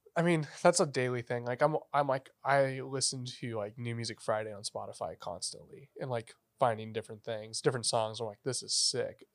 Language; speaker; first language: English; native; English